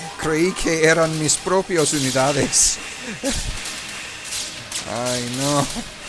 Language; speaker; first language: Spanish; non-native, learner; English